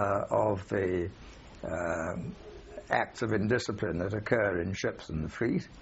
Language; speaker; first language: English; native; English